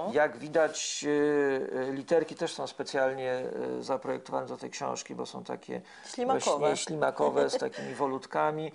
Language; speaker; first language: Polish; native; Polish